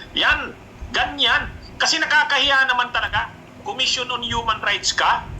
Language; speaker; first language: Filipino; non-native, local second language; Bikol